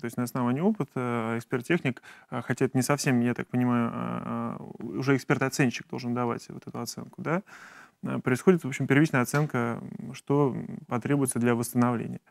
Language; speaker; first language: Russian; native; Russian